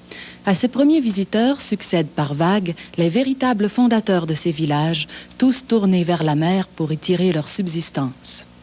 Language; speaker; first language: French; native; French